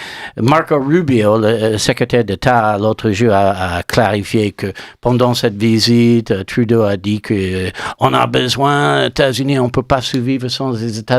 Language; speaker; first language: French; non-native, learner; English